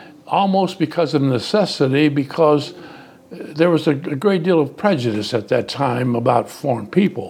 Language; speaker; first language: English; early bilingual, other home language; Italian